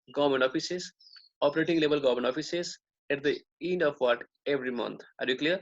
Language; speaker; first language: English; non-native, local second language; Nepali